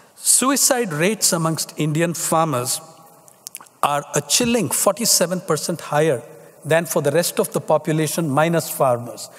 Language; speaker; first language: English; non-native, local second language; Tamil